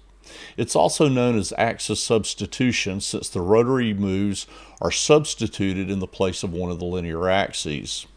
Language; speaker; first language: English; native; English